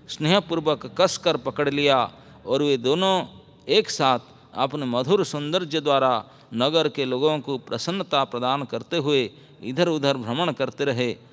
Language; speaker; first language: Hindi; non-native, local second language; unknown